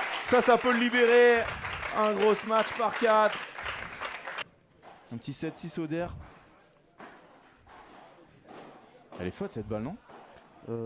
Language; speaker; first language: French; native; French